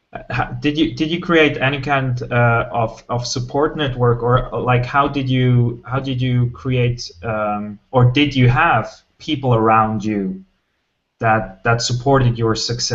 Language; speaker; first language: English; non-native, fluent; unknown